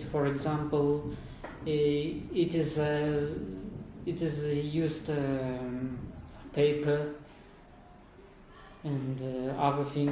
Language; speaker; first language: English; non-native, learner; Kazakh